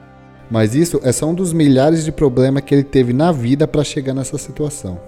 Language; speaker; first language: Portuguese; native; Portuguese